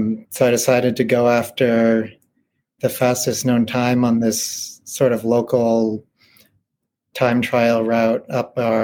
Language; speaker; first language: English; native; English